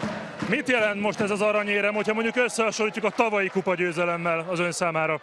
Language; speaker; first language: Hungarian; native; Hungarian